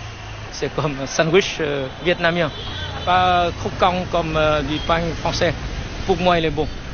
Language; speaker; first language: French; non-native, fluent; Vietnamese